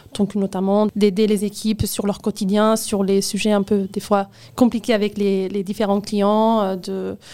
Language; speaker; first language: French; non-native, fluent; Spanish